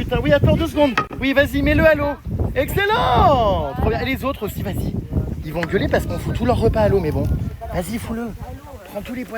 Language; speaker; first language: French; native; French